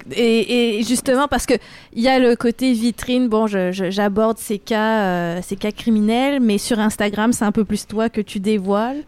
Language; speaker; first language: French; native; French